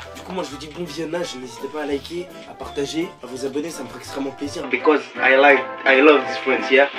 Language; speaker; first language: French; native; French